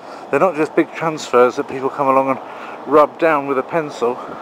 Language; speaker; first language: English; native; English